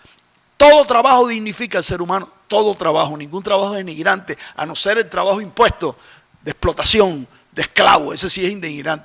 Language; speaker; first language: Spanish; native; Spanish